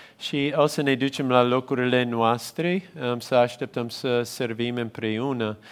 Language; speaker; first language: Romanian; non-native, fluent; English